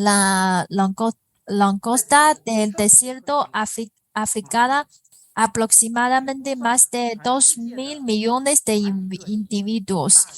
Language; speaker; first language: Spanish; non-native, fluent; Chinese